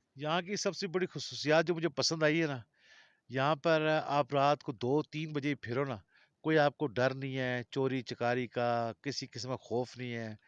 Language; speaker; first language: Urdu; non-native, local second language; Balti